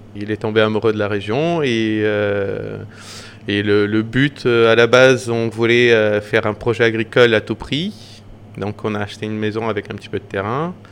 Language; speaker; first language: French; non-native, fluent; Portuguese